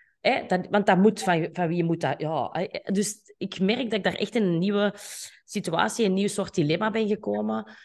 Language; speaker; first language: Dutch; native; Dutch